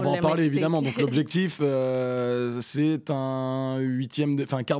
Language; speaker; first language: French; native; French